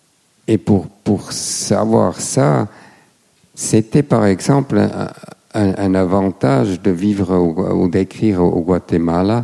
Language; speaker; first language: French; non-native, fluent; German